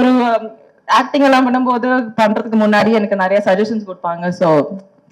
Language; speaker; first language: Tamil; non-native, local second language; Malayalam